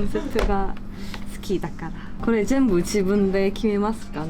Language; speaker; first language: Japanese; non-native, learner; Korean